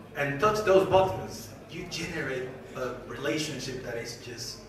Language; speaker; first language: English; non-native, fluent; Spanish